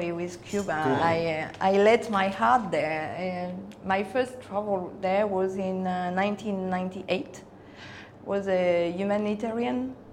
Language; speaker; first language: English; non-native, fluent; Spanish